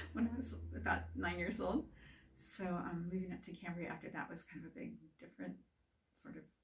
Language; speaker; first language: English; native; English